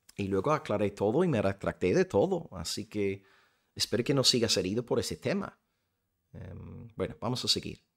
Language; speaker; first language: Spanish; non-native, fluent; English